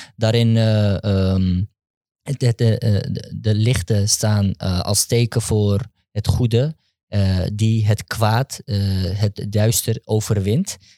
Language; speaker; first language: Dutch; early bilingual, other home language; Turkish